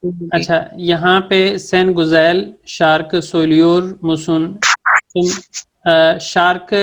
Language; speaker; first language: Turkish; non-native, fluent; Urdu